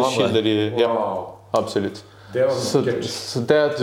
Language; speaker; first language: Norwegian; non-native, learner; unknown